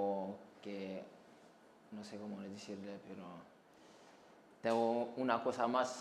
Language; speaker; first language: Spanish; non-native, learner; French